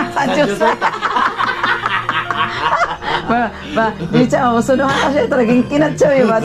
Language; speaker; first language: Japanese; non-native, fluent; Filipino